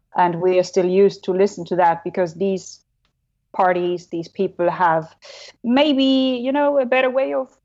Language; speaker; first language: English; non-native, fluent; German